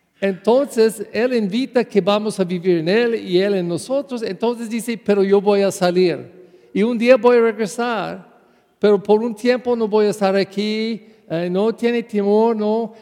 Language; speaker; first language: Spanish; non-native, fluent; English